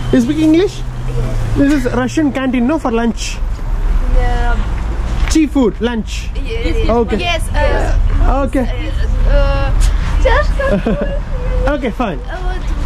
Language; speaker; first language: English; non-native, local second language; Tamil